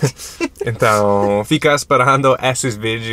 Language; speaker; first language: Portuguese; non-native, fluent; English